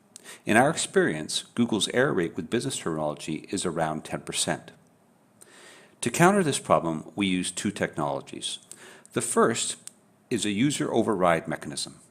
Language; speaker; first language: English; native; English